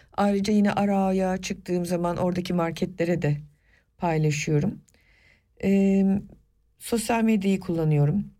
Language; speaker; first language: Turkish; non-native, local second language; Kurdish